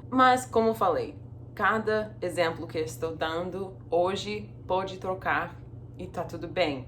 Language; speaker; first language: Portuguese; non-native, fluent; English